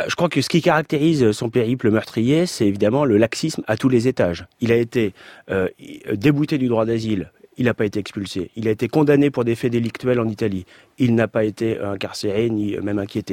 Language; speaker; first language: French; native; French